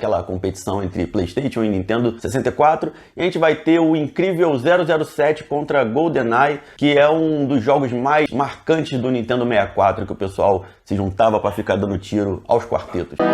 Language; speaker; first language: Portuguese; native; Portuguese